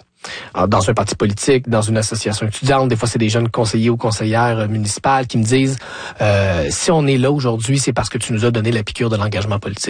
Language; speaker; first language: French; native; French